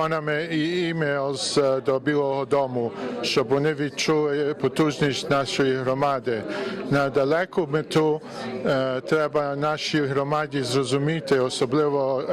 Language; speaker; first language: Ukrainian; early bilingual, heritage; Ukrainian